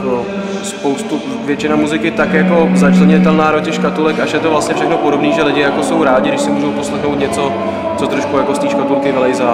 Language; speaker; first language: Czech; native; Czech